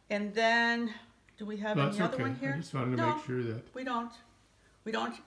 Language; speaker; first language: English; native; English